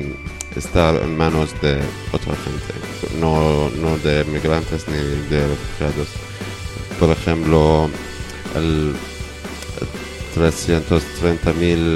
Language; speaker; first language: Spanish; non-native, learner; Arabic